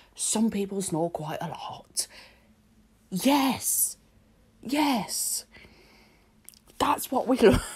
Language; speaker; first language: English; native; English